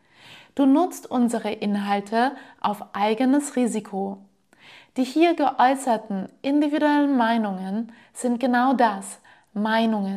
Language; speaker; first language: German; native; German